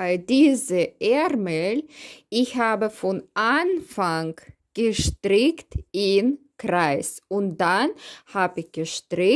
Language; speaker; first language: German; non-native, fluent; Russian